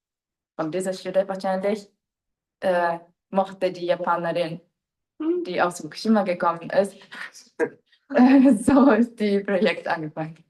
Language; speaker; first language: German; non-native, fluent; Japanese